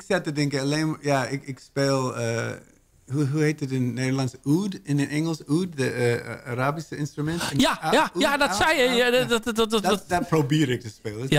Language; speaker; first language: Dutch; non-native, learner; English